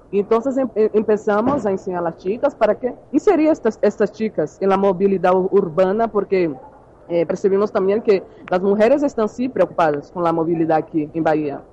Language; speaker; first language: Spanish; non-native, learner; Portuguese